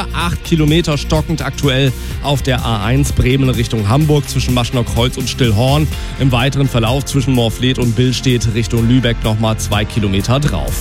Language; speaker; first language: German; native; German